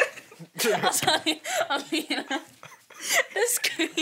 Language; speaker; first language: Swedish; native; Swedish